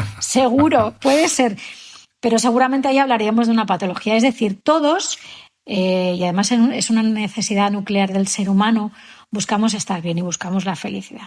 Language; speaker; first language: Spanish; native; Spanish